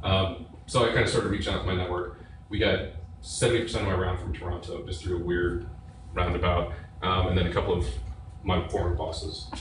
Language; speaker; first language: English; native; English